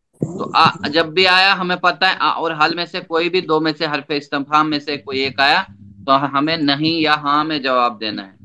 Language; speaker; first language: Urdu; native; Urdu